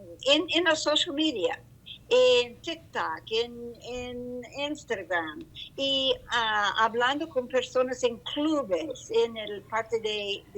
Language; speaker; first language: Spanish; non-native, learner; English